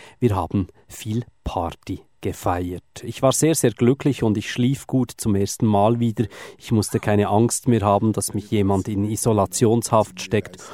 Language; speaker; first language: German; native; German